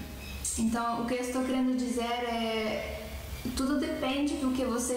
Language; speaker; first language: Portuguese; non-native, fluent; Estonian